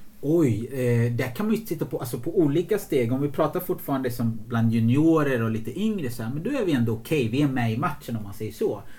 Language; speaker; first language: Swedish; early bilingual, other home language; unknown